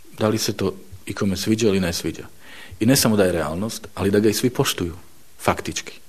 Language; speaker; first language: Bosnian; non-native, fluent; Slovak